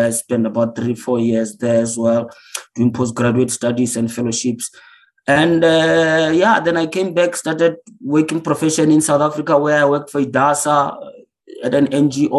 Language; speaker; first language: English; non-native, local second language; Northern Sotho